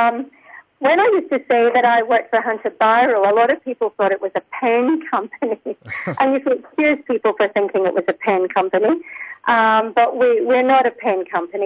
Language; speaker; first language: English; native; English